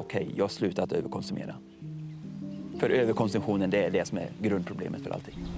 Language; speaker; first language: Swedish; native; Swedish